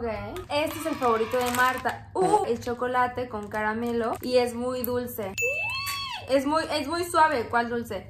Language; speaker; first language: Spanish; native; Spanish